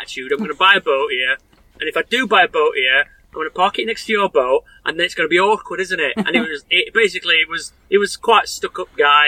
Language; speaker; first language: English; native; English